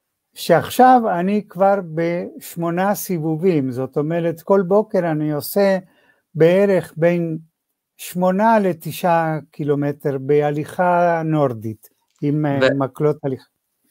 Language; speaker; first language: Hebrew; non-native, fluent; Spanish